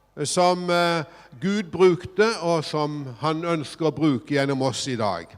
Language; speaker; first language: Norwegian; native; Norwegian